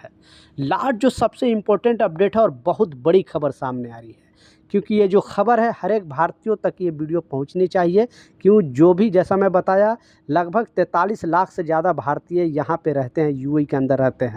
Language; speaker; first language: Hindi; native; Hindi